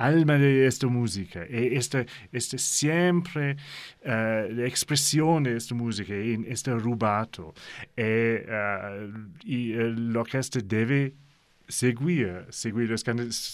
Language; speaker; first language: Spanish; non-native, learner; English